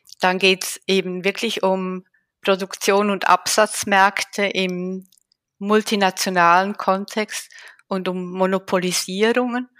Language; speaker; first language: German; native; German